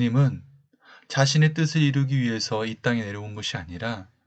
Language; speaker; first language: Korean; native; Korean